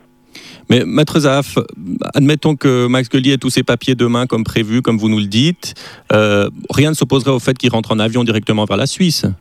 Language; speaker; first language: French; native; French